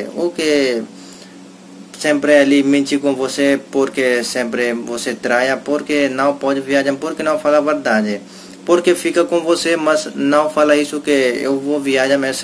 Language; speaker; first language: Portuguese; non-native, learner; Hindi